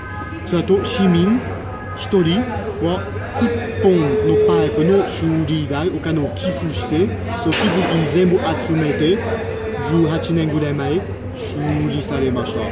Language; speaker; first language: Japanese; non-native, fluent; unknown